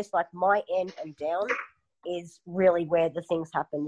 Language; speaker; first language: English; native; English